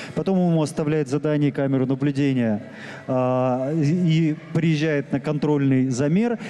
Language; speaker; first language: Russian; native; Russian